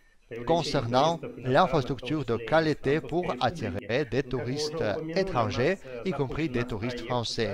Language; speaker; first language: French; non-native, fluent; Russian